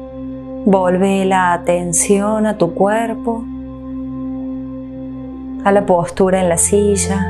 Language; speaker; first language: Spanish; native; Spanish